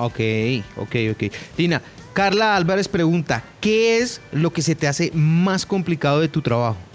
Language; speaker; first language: Spanish; native; Spanish